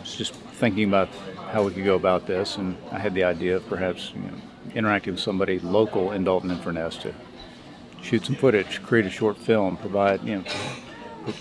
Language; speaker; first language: English; native; English